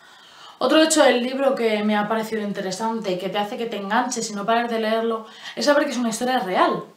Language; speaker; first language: Spanish; native; Spanish